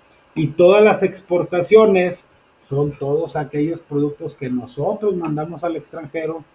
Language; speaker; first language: Spanish; native; Spanish